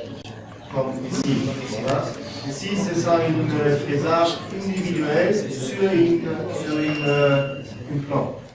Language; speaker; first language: French; non-native, learner; German